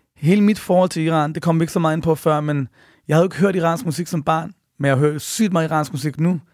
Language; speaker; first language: Danish; early bilingual, other home language; Persian